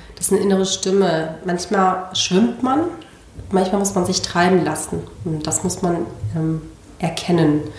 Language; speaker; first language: German; non-native, fluent; Spanish